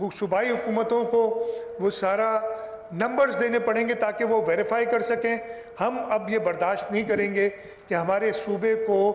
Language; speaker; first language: Urdu; non-native, local second language; Sindhi